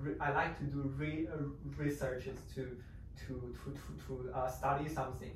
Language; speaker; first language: English; non-native, fluent; Chinese